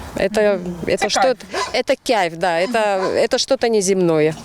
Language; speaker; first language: Ukrainian; non-native, learner; Uzbek